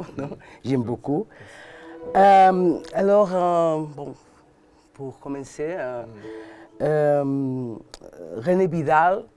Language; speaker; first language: French; non-native, learner; Catalan